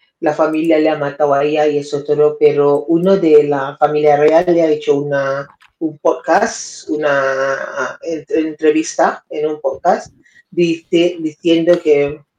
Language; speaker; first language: Spanish; non-native, learner; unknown